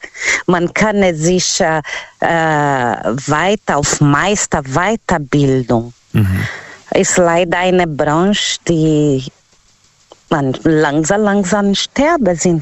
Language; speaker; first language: German; non-native, learner; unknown